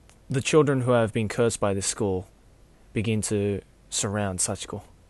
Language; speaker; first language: English; early bilingual, other home language; Japanese